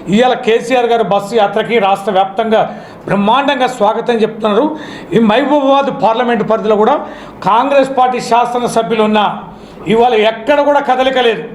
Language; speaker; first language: Telugu; native; Telugu